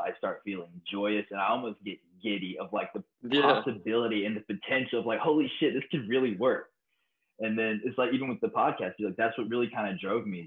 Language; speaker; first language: English; native; English